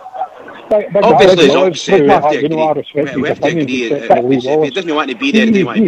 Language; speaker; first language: English; native; English